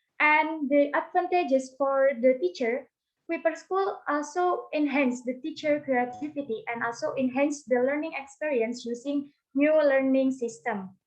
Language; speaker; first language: English; non-native, learner; Indonesian